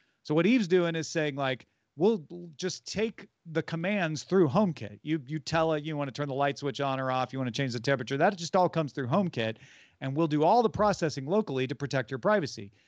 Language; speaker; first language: English; native; English